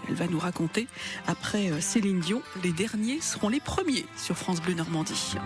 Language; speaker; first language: French; native; French